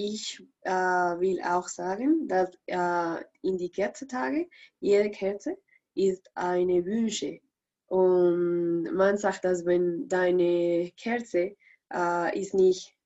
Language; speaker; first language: German; non-native, learner; Spanish